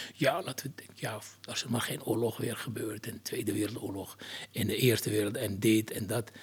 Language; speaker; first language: Dutch; non-native, fluent; Arabic